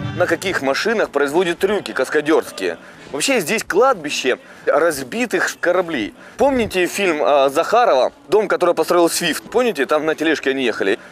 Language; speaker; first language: Russian; native; Russian